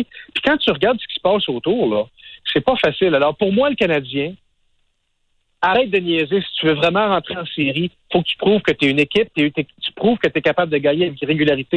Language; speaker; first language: French; native; French